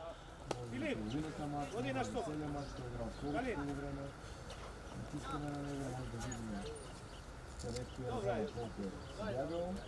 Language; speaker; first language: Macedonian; non-native, learner; Bulgarian